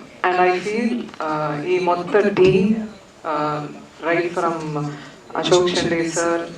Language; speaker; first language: Telugu; non-native, learner; Tamil